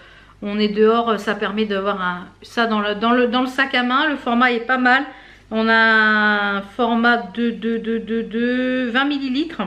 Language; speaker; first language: French; native; French